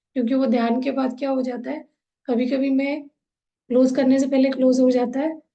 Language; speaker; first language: Hindi; non-native, local second language; Kannada